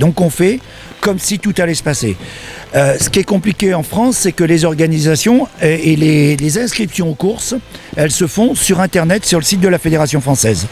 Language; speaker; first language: French; native; French